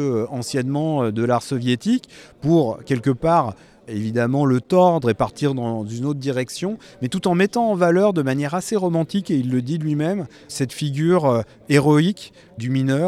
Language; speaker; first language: French; native; French